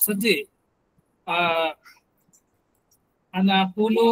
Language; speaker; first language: Arabic; non-native, learner; Bangla